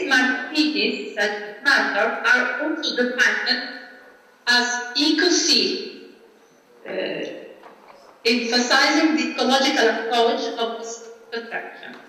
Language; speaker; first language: English; non-native, learner; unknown